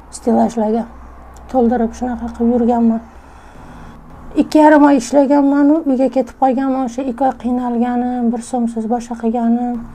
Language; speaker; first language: Uzbek; native; Uzbek